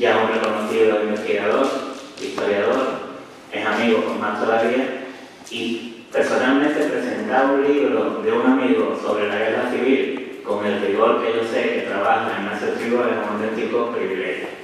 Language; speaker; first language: Spanish; native; Spanish